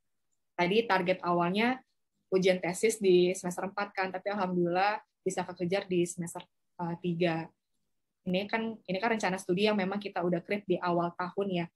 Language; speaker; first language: Indonesian; native; Indonesian